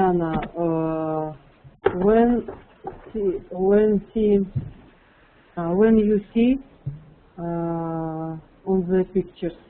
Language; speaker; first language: English; non-native, learner; Russian